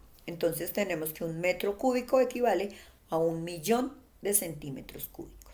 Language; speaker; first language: Spanish; native; Spanish